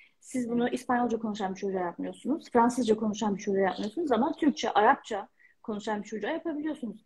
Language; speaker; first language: Turkish; native; Turkish